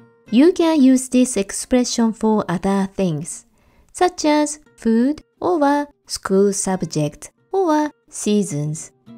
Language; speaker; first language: English; non-native, fluent; Japanese